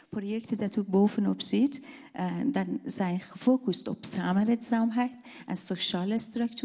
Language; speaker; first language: Dutch; non-native, fluent; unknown